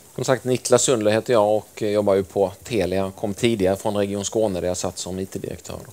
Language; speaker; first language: Swedish; native; Swedish